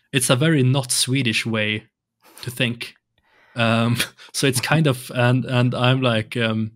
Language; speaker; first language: English; non-native, fluent; Swedish